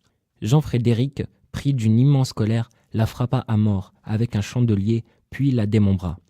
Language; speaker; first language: French; native; French